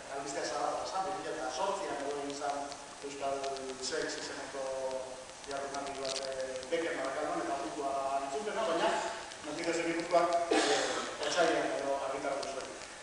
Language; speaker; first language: Basque; non-native, local second language; Spanish